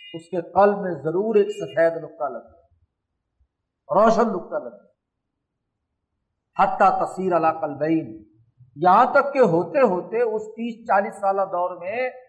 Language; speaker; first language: Urdu; non-native, local second language; Punjabi